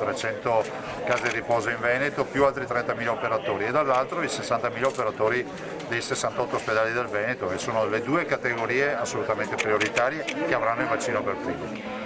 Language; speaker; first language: Italian; native; Italian